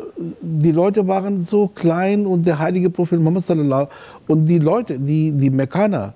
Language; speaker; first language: German; non-native, fluent; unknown